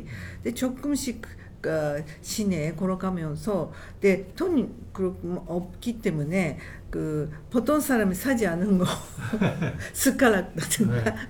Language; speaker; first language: Korean; non-native, learner; Japanese